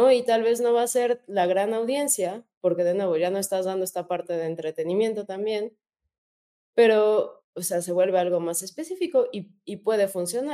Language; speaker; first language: Spanish; native; Spanish